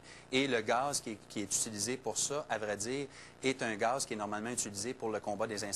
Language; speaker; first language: French; native; French